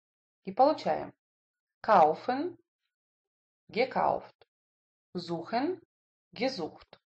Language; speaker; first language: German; non-native, fluent; Russian